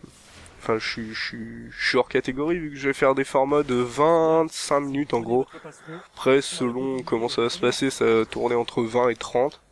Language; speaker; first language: French; native; French